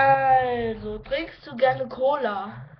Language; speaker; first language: German; native; German